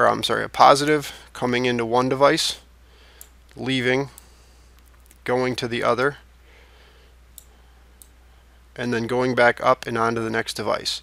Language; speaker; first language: English; native; English